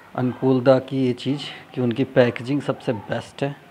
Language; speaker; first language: Hindi; native; Hindi